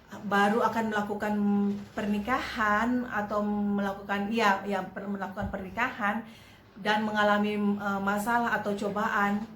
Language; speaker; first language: Indonesian; native; Indonesian